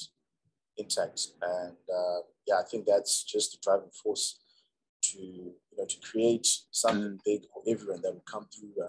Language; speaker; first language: English; non-native, local second language; Shona